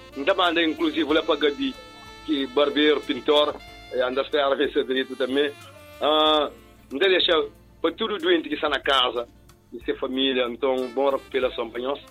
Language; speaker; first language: Portuguese; non-native, local second language; Kabuverdianu